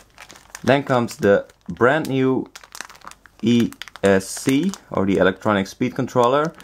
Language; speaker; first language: English; non-native, fluent; Dutch